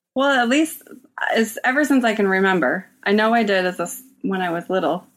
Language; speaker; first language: English; native; English